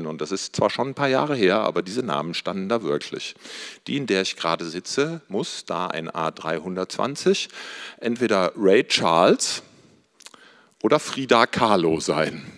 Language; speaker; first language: German; native; German